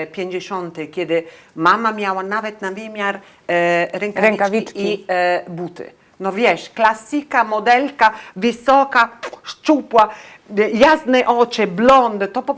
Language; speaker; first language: Polish; non-native, learner; Italian